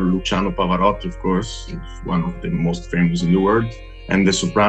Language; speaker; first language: English; non-native, fluent; Italian